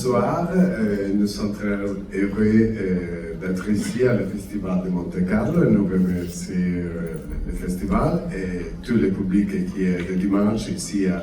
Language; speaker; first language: French; non-native, learner; Italian